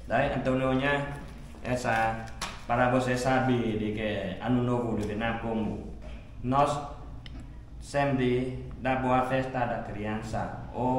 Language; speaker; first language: Portuguese; non-native, learner; Vietnamese